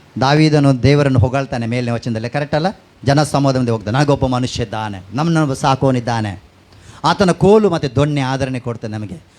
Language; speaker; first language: Kannada; non-native, local second language; Tulu